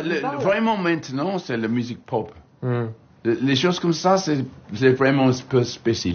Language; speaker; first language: French; non-native, learner; English